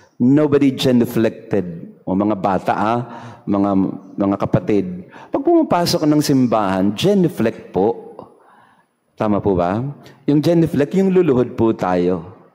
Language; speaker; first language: Filipino; non-native, local second language; Bikol